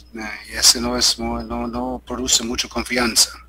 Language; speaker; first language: Spanish; non-native, learner; German